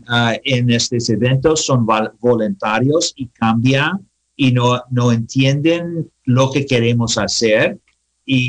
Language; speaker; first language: Spanish; non-native, learner; English